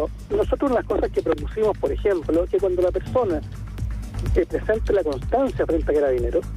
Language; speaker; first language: Spanish; native; Spanish